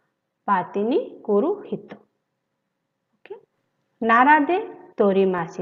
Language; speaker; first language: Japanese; non-native, fluent; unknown